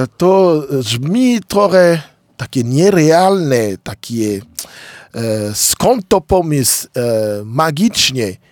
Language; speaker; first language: Polish; non-native, fluent; Lingala